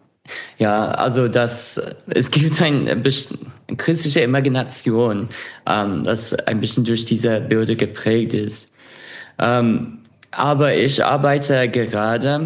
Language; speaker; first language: German; non-native, fluent; English